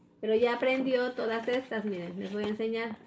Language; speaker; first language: Spanish; native; Spanish